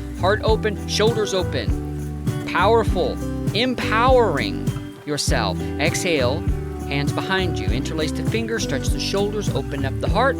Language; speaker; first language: English; native; English